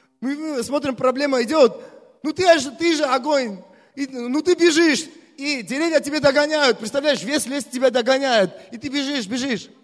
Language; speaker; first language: Russian; non-native, local second language; Armenian